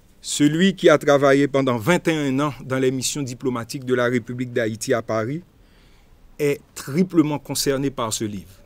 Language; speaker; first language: French; non-native, local second language; Haitian Creole